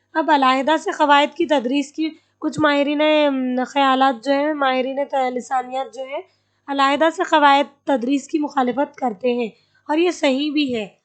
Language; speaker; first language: Urdu; native; Urdu